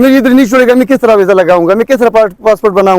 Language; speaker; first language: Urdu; non-native, learner; Pashto